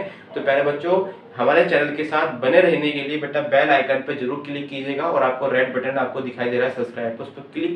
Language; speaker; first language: Hindi; native; Hindi